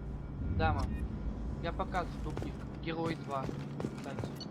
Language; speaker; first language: Russian; native; Russian